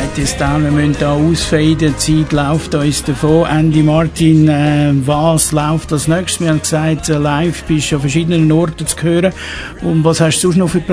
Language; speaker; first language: German; native; German